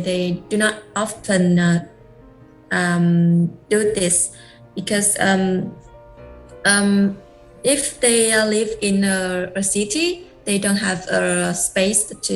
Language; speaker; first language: English; non-native, learner; Vietnamese